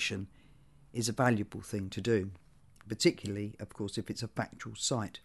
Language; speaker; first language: English; native; English